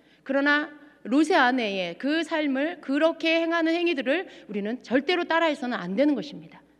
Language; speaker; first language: Korean; native; Korean